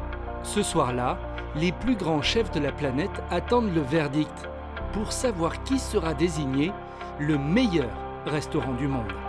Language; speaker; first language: French; native; French